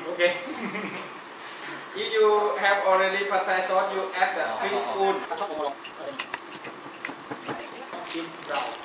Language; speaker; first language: English; non-native, learner; Thai